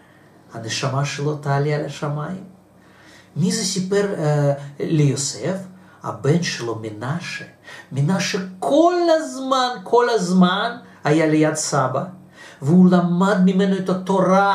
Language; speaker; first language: Hebrew; non-native, fluent; Russian